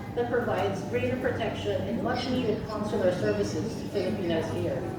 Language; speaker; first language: English; non-native, local second language; Filipino